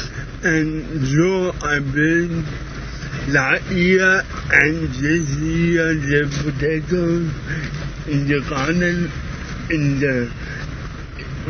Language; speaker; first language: English; non-native, learner; German